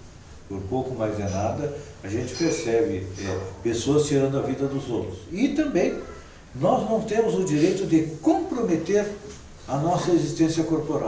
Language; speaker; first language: Portuguese; native; Portuguese